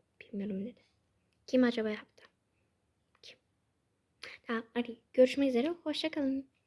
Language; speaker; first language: Turkish; early bilingual, heritage; Turkish